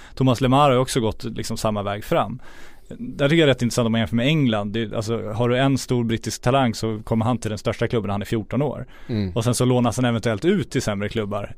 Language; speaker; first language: Swedish; native; Swedish